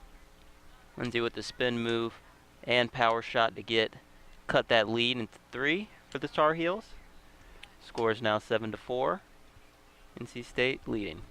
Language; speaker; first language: English; native; English